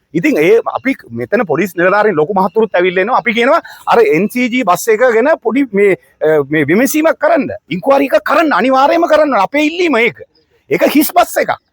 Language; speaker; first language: Sinhala; non-native, local second language; Tamil